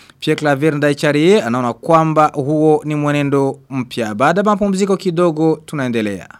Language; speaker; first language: Swahili; non-native, local second language; Rundi